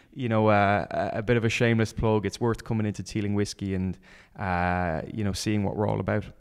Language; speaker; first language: English; native; English